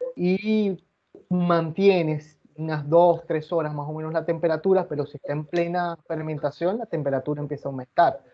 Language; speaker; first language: Spanish; native; Spanish